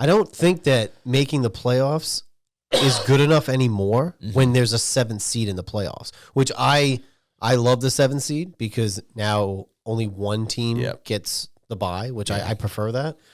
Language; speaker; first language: English; native; English